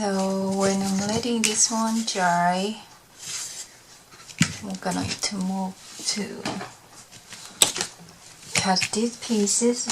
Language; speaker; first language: English; non-native, learner; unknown